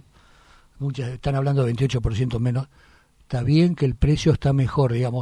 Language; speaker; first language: Spanish; native; Spanish